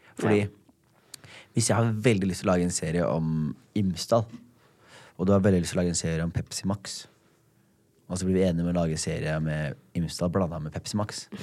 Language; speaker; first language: Norwegian; early bilingual, other home language; Somali